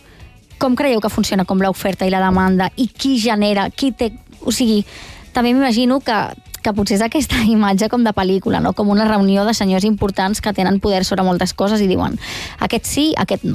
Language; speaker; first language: Catalan; native; Catalan